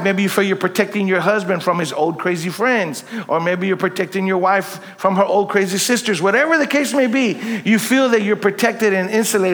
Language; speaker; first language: English; native; English